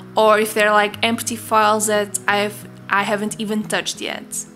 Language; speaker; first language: English; non-native, fluent; Portuguese